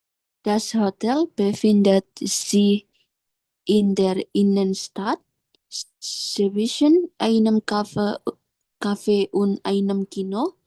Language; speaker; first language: German; non-native, learner; Indonesian